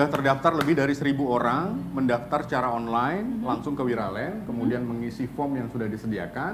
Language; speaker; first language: Indonesian; native; Indonesian